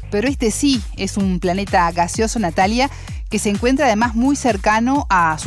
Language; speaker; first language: Spanish; native; Spanish